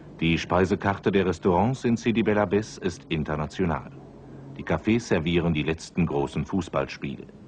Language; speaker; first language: German; native; German